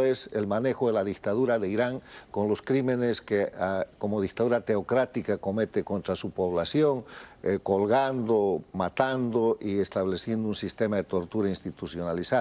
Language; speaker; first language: Spanish; native; Spanish